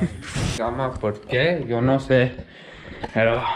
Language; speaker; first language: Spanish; early bilingual, other home language; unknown